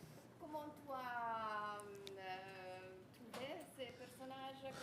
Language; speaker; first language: French; non-native, learner; Italian